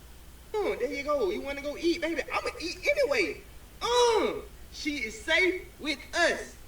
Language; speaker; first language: English; native; English